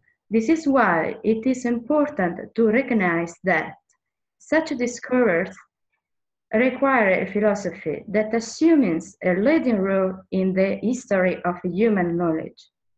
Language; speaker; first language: English; non-native, learner; Italian